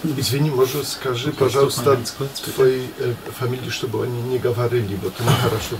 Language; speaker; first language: Russian; non-native, learner; German